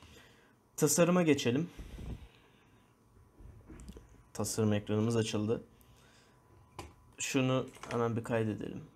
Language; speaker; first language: Turkish; native; Turkish